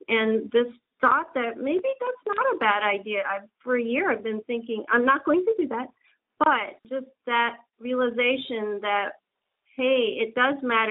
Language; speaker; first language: English; early bilingual, other home language; Japanese